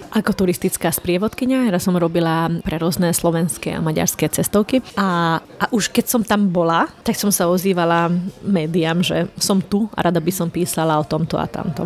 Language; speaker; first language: Slovak; non-native, local second language; Hungarian